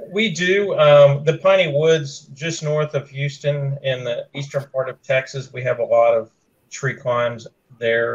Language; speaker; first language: English; native; English